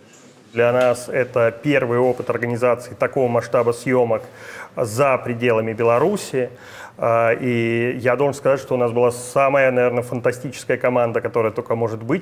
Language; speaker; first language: Russian; native; Russian